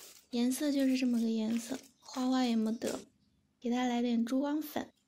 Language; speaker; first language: Chinese; native; Chinese